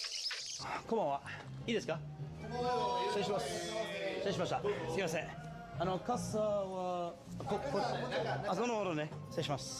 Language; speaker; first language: Japanese; non-native, learner; English